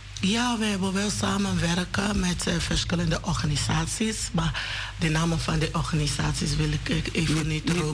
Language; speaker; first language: Dutch; non-native, learner; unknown